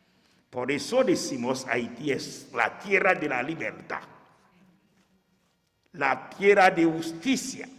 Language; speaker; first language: Spanish; non-native, fluent; Haitian Creole